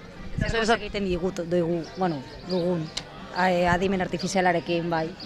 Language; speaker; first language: Basque; non-native, learner; Spanish